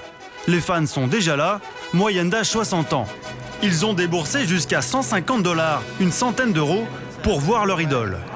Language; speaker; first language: French; native; French